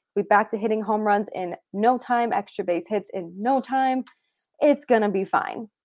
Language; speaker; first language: English; native; English